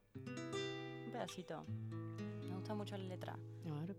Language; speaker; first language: Spanish; native; Spanish